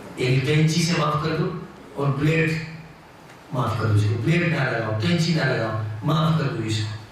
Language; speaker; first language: Urdu; non-native, local second language; Pashto